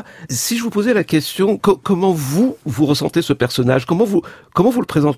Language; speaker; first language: French; native; French